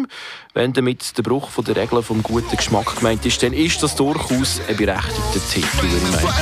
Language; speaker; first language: German; native; German